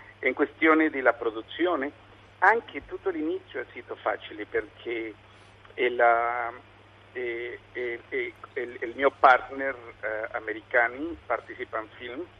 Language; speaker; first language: Italian; non-native, learner; Spanish